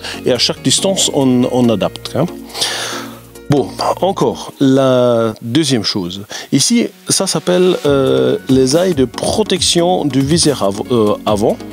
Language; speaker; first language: French; non-native, fluent; German